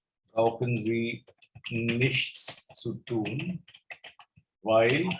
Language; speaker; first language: German; non-native, fluent; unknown